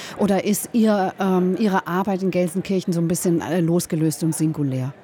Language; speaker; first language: German; native; German